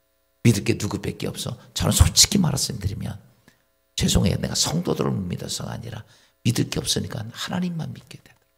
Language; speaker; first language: Korean; native; Korean